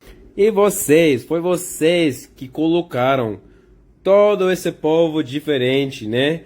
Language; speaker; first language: Portuguese; non-native, learner; English